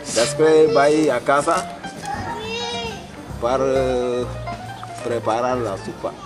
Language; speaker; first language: Catalan; non-native, learner; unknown